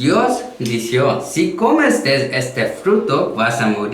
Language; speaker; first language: Spanish; non-native, learner; Korean